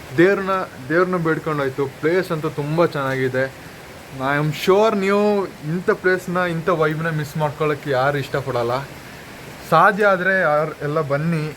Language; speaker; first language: Kannada; non-native, local second language; Kodava